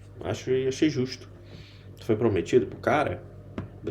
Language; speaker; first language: Portuguese; native; Portuguese